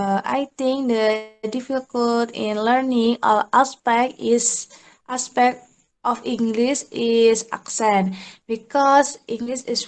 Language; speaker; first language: English; non-native, learner; Indonesian